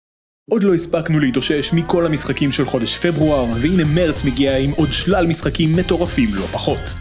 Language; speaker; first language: Hebrew; native; Hebrew